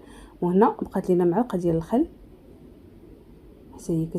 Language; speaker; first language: Arabic; native; Arabic